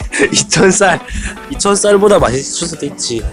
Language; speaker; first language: Korean; native; Korean